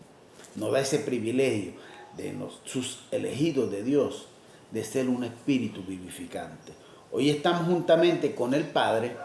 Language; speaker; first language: Spanish; native; Spanish